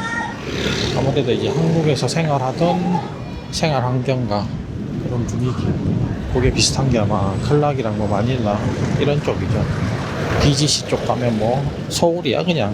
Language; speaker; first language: Korean; native; Korean